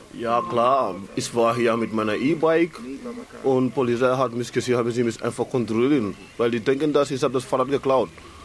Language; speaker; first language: German; non-native, learner; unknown